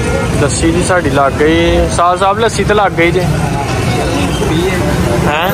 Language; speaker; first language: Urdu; non-native, local second language; Punjabi